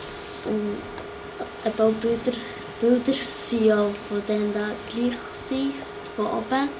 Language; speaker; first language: German; early bilingual, other home language; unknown